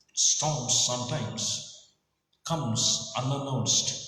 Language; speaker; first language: English; non-native, local second language; Kannada